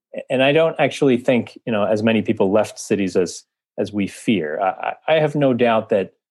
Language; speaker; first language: English; native; English